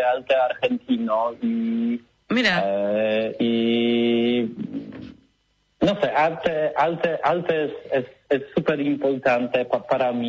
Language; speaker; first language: Spanish; non-native, learner; Polish